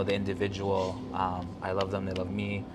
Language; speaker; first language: English; native; English